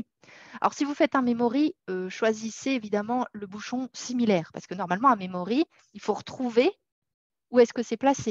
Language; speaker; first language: French; native; French